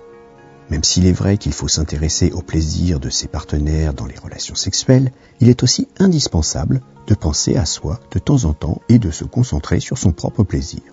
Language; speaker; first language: French; native; French